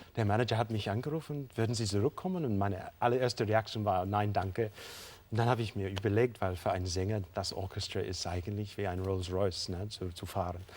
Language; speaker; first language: German; non-native, fluent; English